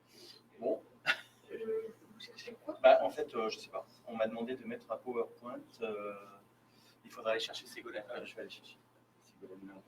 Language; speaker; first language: French; native; French